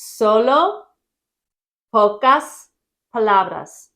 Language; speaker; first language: Spanish; non-native, learner; English